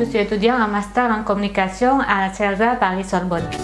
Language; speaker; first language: French; non-native, fluent; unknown